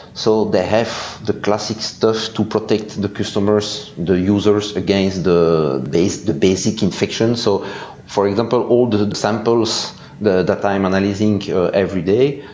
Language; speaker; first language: English; non-native, fluent; French